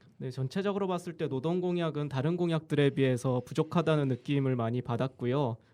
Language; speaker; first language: Korean; native; Korean